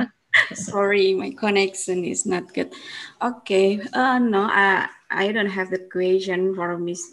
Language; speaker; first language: English; non-native, learner; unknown